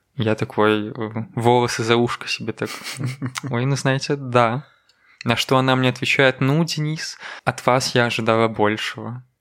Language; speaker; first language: Russian; native; Russian